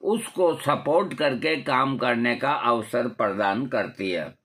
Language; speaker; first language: Hindi; non-native, local second language; Marwari